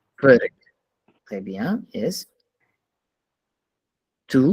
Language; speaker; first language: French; non-native, fluent; Hindi